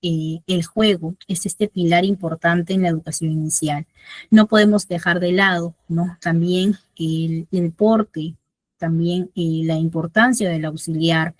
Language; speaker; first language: Spanish; native; Spanish